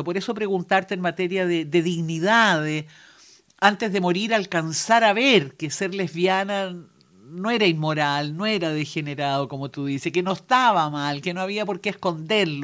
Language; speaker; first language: Spanish; native; Spanish